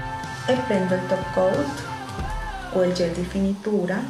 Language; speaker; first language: Italian; non-native, fluent; Spanish